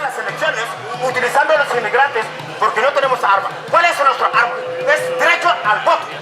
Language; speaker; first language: Spanish; non-native, fluent; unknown